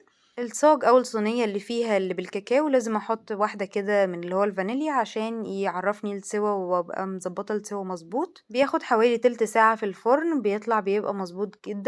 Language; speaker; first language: Arabic; native; Arabic